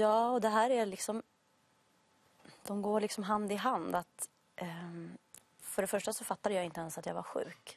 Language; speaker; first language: Swedish; native; Swedish